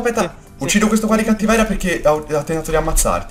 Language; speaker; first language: Italian; native; Italian